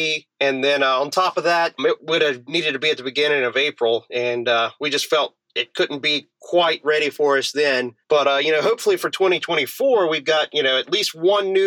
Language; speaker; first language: English; native; English